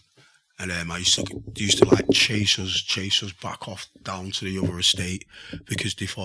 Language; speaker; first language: English; native; English